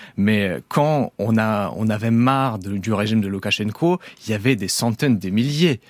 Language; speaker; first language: French; non-native, fluent; Russian